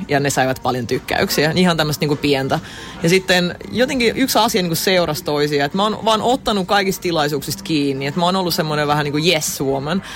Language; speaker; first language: Finnish; early bilingual, other home language; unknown